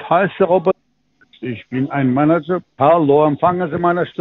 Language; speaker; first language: German; non-native, learner; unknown